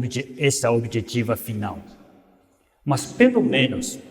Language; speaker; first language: Portuguese; non-native, fluent; Japanese